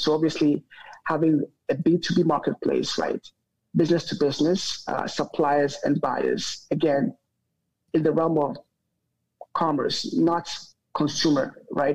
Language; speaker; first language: English; non-native, local second language; Akan